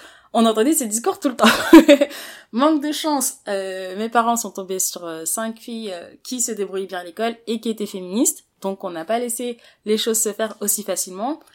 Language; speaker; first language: French; early bilingual, other home language; Wolof